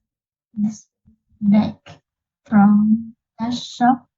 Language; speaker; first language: English; non-native, learner; Vietnamese